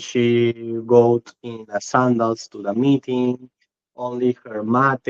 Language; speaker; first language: English; non-native, learner; Spanish